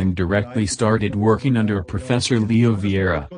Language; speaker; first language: English; non-native, fluent; Croatian